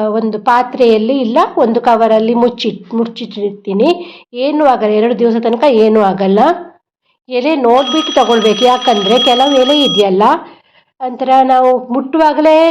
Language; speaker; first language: Kannada; non-native, local second language; Konkani